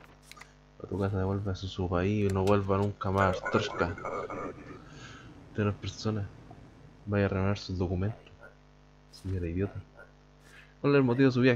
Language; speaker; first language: Spanish; native; Spanish